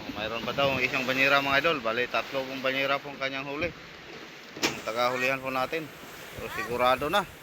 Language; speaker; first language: Filipino; non-native, local second language; Cebuano